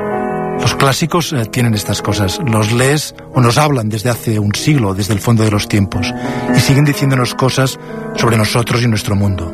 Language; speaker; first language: Spanish; native; Spanish